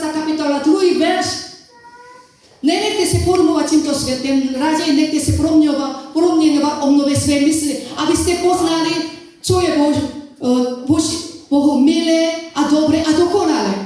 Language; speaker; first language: Czech; non-native, fluent; Korean